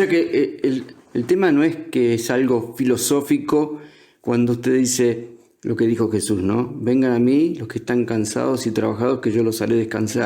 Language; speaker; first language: Spanish; native; Spanish